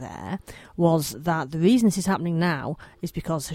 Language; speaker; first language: English; native; English